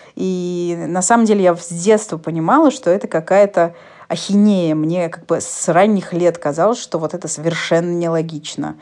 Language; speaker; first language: Russian; native; Russian